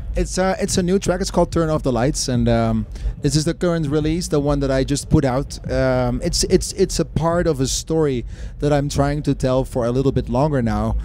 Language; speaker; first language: English; non-native, fluent; Dutch